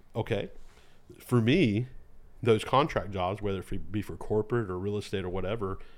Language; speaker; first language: English; native; English